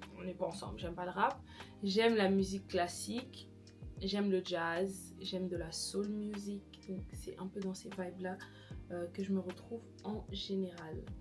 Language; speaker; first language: French; native; French